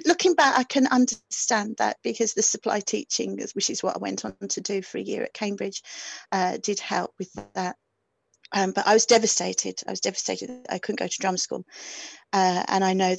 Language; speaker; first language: English; native; English